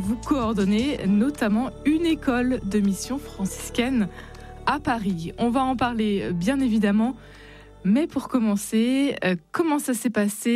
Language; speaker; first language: French; native; French